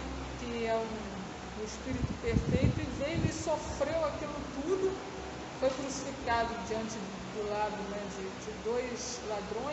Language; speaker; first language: Portuguese; native; Portuguese